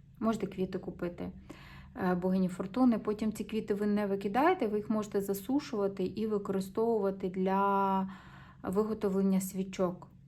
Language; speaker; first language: Ukrainian; non-native, local second language; Russian